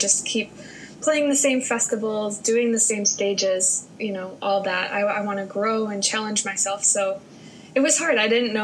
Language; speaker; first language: English; native; English